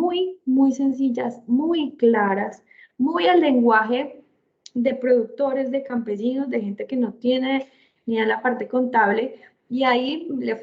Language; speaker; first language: Spanish; native; Spanish